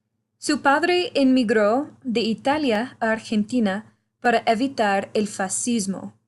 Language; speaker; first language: Spanish; non-native, fluent; English